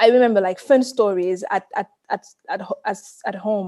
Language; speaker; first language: English; non-native, fluent; Wolof